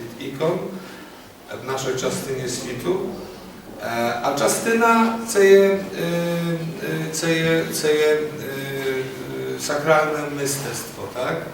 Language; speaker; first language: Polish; non-native, learner; Ukrainian